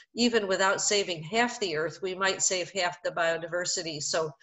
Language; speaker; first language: English; native; English